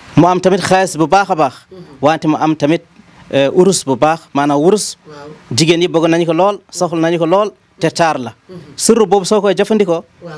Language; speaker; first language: Wolof; non-native, local second language; Fula